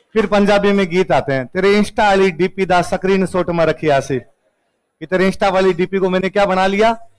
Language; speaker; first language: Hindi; non-native, local second language; Rajasthani